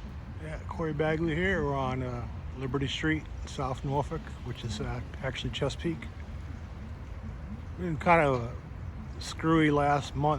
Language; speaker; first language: English; native; English